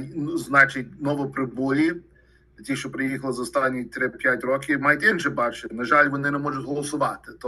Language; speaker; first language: Ukrainian; early bilingual, heritage; Ukrainian